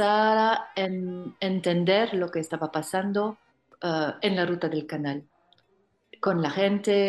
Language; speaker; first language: Spanish; non-native, fluent; French